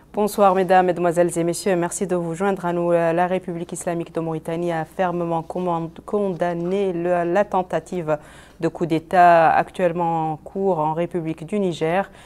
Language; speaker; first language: French; non-native, local second language; Arabic